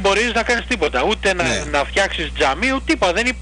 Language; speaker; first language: Greek; native; Greek